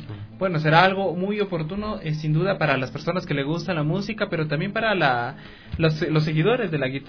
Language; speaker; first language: Spanish; native; Spanish